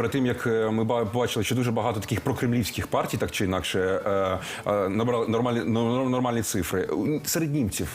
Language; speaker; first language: Ukrainian; native; Ukrainian